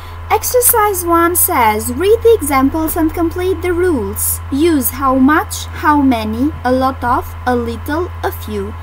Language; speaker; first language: English; non-native, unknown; Albanian